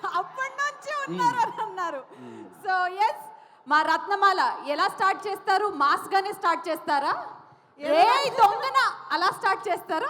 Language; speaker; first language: Telugu; native; Telugu